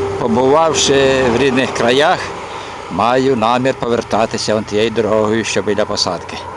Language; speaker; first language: Ukrainian; native; Ukrainian